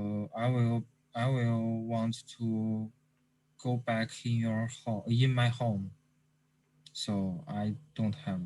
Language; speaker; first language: English; non-native, learner; Chinese